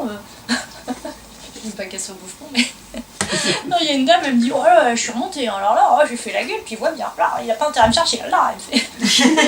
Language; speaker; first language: French; native; French